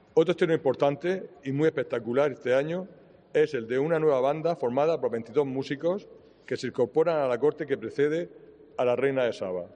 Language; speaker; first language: Spanish; native; Spanish